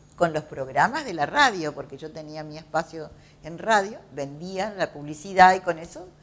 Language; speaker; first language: Spanish; native; Spanish